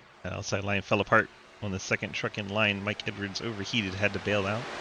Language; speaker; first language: English; native; English